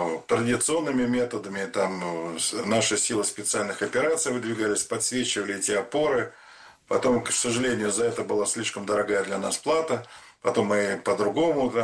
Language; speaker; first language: Russian; native; Russian